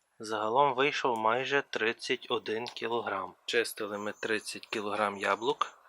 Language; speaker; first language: Ukrainian; native; Ukrainian